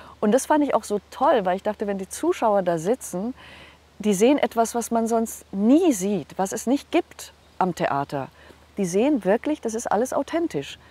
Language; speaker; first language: German; non-native, local second language; Hungarian